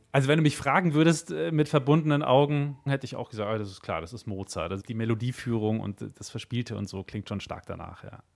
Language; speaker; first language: German; native; German